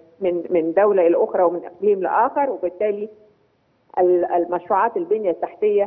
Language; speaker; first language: Arabic; native; Arabic